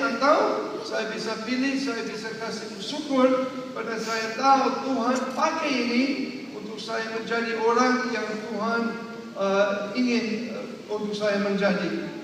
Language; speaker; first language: Indonesian; non-native, learner; English